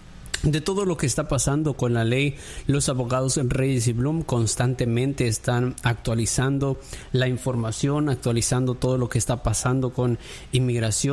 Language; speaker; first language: Spanish; native; Spanish